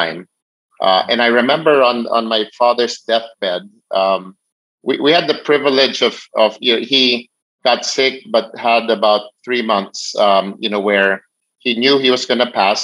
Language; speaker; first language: English; non-native, local second language; Filipino